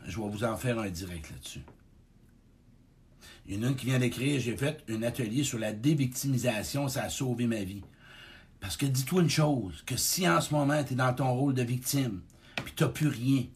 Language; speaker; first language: French; native; French